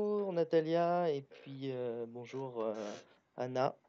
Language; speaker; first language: French; native; French